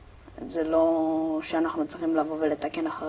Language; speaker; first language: Hebrew; early bilingual, other home language; Amharic